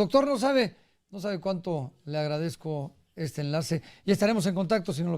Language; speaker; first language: Spanish; native; Spanish